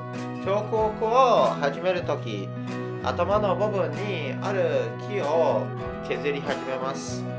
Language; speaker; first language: Japanese; non-native, learner; English